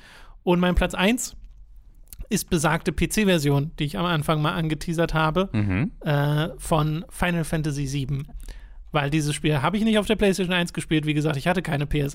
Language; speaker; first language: German; native; German